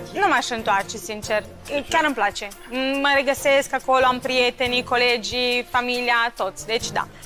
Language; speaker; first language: Romanian; early bilingual, heritage; Romanian